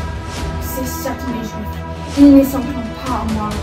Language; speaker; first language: French; non-native, learner; English